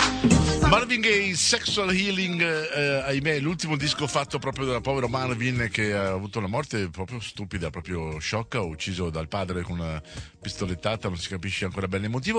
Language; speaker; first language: Italian; native; Italian